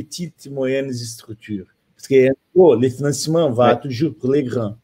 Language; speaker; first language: French; non-native, fluent; Portuguese